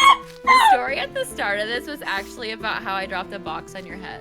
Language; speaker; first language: English; native; English